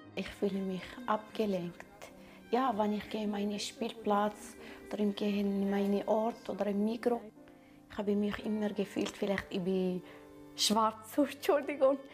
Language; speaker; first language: German; non-native, learner; Arabic